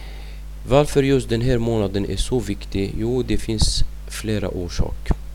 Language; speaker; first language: Swedish; non-native, fluent; Arabic